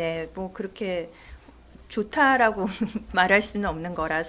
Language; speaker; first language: Korean; native; Korean